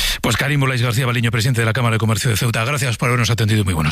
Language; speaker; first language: Spanish; native; Spanish